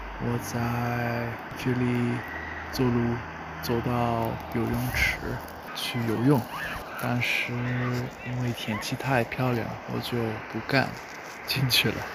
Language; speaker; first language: Chinese; non-native, fluent; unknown